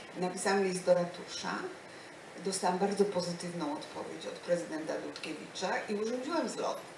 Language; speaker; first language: Polish; native; Polish